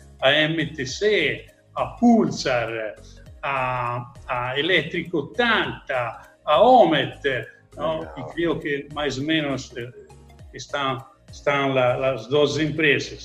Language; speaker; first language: Portuguese; non-native, learner; Italian